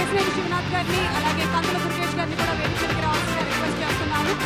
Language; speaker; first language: Telugu; native; Telugu